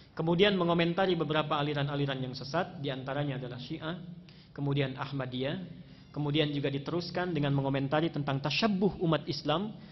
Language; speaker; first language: Indonesian; native; Indonesian